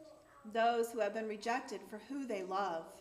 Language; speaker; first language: English; native; English